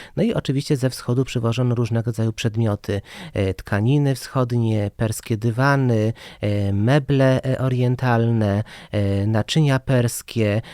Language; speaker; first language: Polish; native; Polish